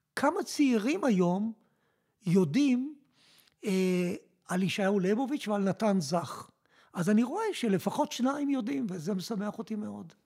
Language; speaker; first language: Hebrew; early bilingual, other home language; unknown